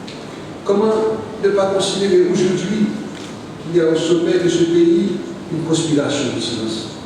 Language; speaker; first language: French; non-native, local second language; Haitian Creole